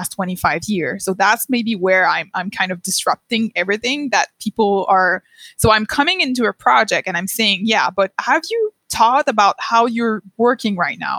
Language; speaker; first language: English; non-native, fluent; French